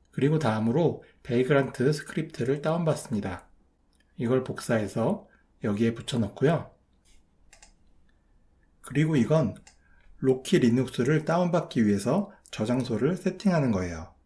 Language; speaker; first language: Korean; native; Korean